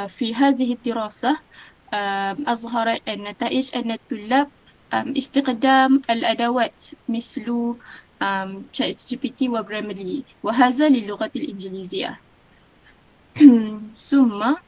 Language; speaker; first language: Arabic; non-native, learner; Malay